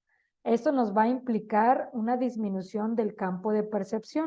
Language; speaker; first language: Spanish; native; Spanish